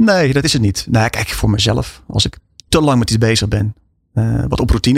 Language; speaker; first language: Dutch; native; Dutch